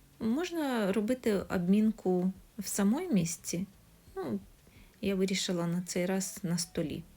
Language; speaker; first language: Ukrainian; non-native, local second language; Russian